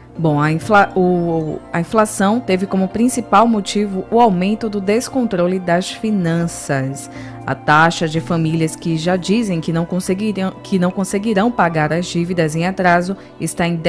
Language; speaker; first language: Portuguese; native; Portuguese